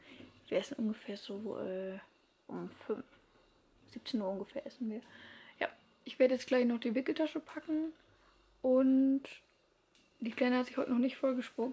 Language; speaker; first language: German; native; German